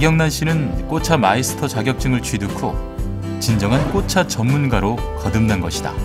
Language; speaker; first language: Korean; native; Korean